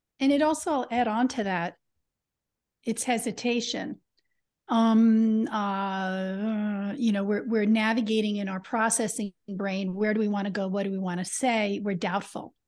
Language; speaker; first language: English; native; English